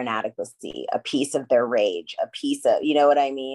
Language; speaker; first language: English; native; English